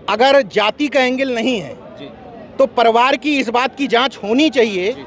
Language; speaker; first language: Hindi; native; Hindi